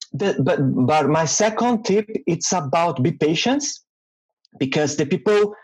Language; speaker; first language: English; non-native, learner; Portuguese